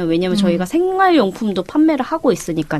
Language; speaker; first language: Korean; native; Korean